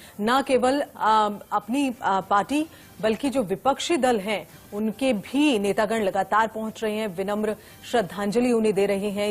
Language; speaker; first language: Hindi; native; Hindi